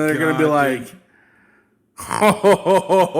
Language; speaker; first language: English; native; English